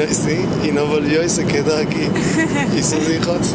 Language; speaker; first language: Spanish; early bilingual, heritage; Hebrew